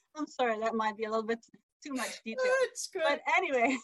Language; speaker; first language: English; non-native, fluent; Dutch